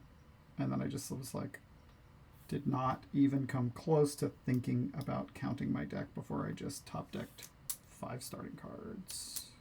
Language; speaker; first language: English; native; English